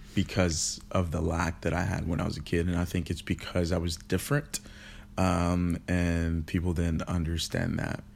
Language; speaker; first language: English; early bilingual, other home language; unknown